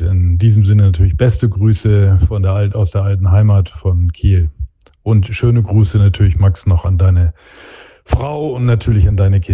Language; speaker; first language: German; native; German